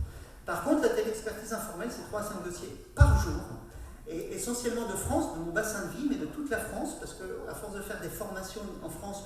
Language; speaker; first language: French; native; French